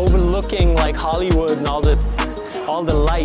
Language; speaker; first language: English; non-native, fluent; Swiss German